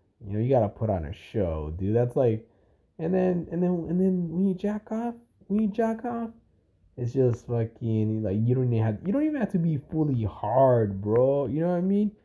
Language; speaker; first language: English; early bilingual, other home language; Spanish